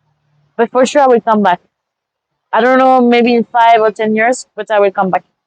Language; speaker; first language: English; non-native, fluent; French